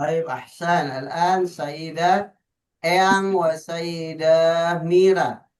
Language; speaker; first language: Arabic; non-native, fluent; Indonesian